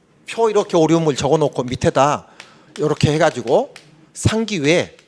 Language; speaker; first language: Korean; native; Korean